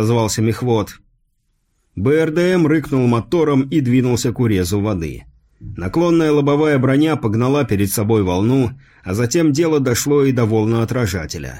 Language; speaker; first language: Russian; native; Russian